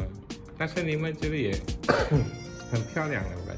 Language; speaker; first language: Chinese; non-native, fluent; Indonesian